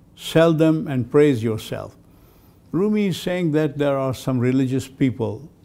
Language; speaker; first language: English; non-native, fluent; Turkish